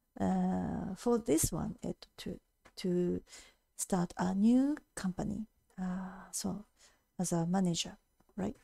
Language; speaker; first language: English; non-native, fluent; Japanese